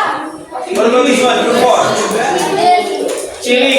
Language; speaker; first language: English; non-native, fluent; Indonesian